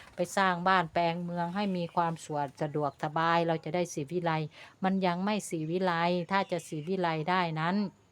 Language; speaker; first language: Thai; native; Thai